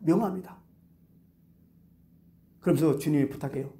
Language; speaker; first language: Korean; native; Korean